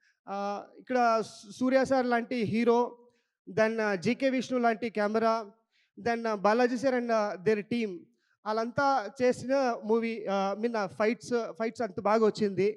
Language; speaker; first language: Telugu; non-native, local second language; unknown